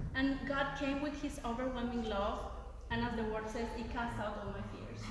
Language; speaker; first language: English; non-native, fluent; Spanish